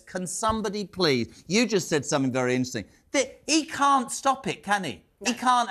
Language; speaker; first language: English; native; English